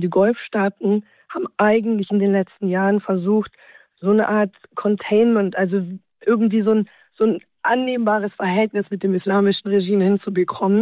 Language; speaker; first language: German; native; German